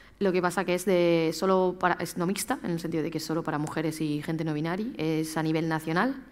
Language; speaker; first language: Spanish; native; Spanish